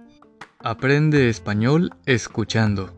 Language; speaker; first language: Spanish; non-native, fluent; Japanese